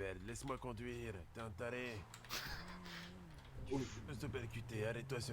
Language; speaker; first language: French; native; French